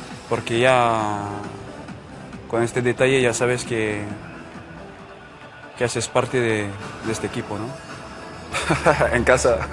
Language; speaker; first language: Spanish; non-native, fluent; French